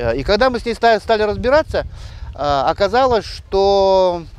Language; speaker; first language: Russian; native; Russian